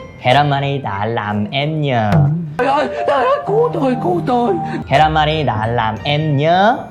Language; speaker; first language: Vietnamese; non-native, learner; Korean